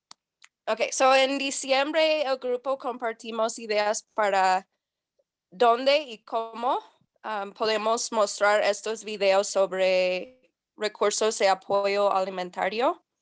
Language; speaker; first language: Spanish; non-native, learner; English